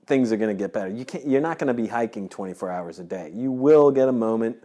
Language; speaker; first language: English; native; English